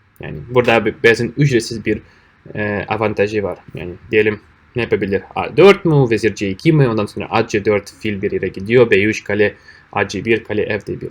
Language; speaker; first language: Turkish; non-native, fluent; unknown